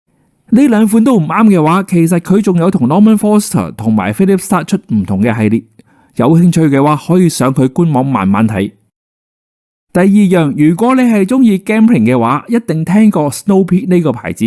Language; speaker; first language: Cantonese; native; Cantonese